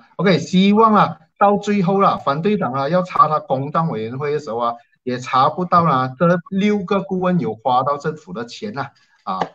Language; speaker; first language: Chinese; native; Chinese